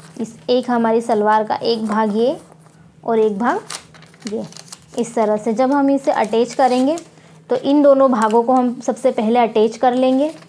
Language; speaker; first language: Hindi; native; Hindi